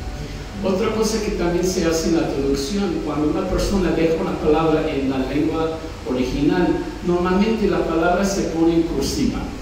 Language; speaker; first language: Spanish; non-native, fluent; English